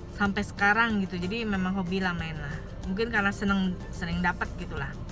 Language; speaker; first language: Indonesian; native; Indonesian